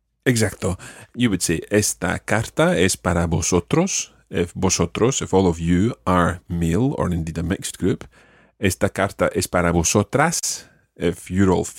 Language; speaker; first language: Spanish; non-native, fluent; English